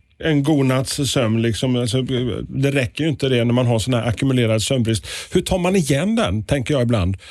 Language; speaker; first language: Swedish; native; Swedish